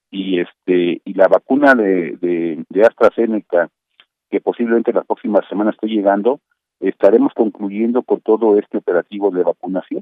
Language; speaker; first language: Spanish; native; Spanish